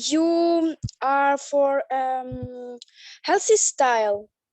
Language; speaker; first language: English; non-native, learner; Ukrainian